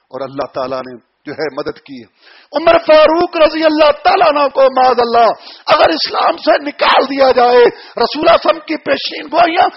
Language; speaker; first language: Urdu; non-native, local second language; Punjabi